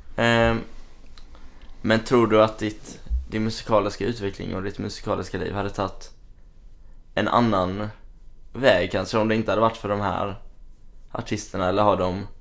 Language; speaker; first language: Swedish; native; Swedish